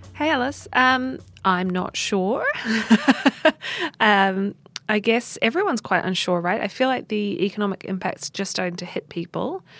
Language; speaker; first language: English; native; English